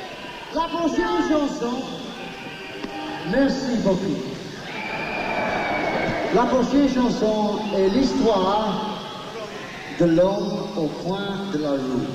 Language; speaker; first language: French; non-native, learner; English